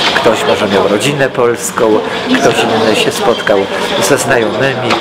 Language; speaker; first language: Polish; native; Polish